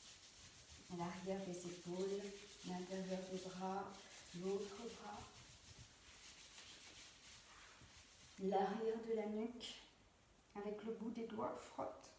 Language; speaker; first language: French; native; French